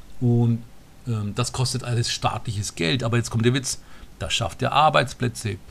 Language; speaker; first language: German; early bilingual, other home language; Turkish